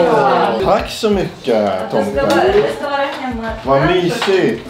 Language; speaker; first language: Swedish; native; Swedish